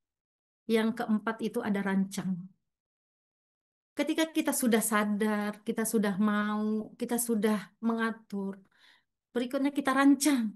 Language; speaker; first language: Indonesian; native; Indonesian